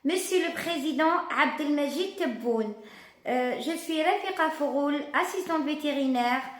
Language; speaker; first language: French; non-native, local second language; Arabic